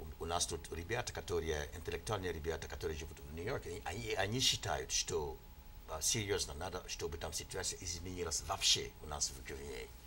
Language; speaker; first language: Russian; non-native, fluent; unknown